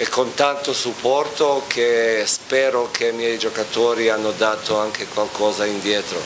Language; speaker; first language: Italian; non-native, fluent; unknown